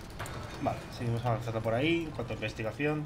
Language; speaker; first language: Spanish; native; Spanish